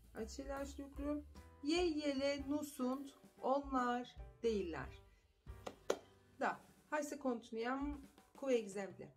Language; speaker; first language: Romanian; non-native, fluent; Turkish